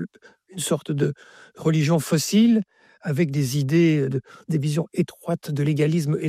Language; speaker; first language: French; native; French